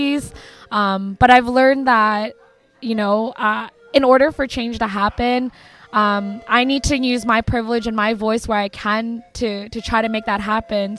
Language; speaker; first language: English; native; English